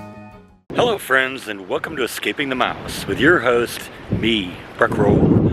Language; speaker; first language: English; native; English